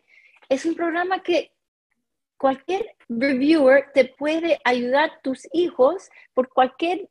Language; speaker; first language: Spanish; non-native, fluent; English